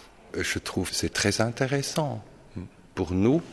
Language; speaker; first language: French; non-native, fluent; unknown